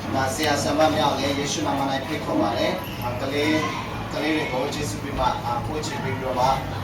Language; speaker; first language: Burmese; non-native, local second language; Tedim Chin